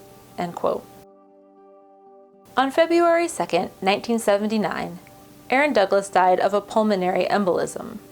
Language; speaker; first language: English; native; English